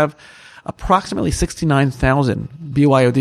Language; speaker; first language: English; native; English